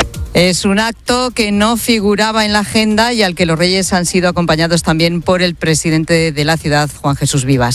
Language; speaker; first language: Spanish; native; Spanish